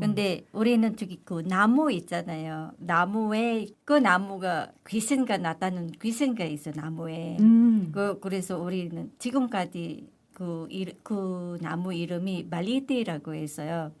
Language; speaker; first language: Korean; non-native, learner; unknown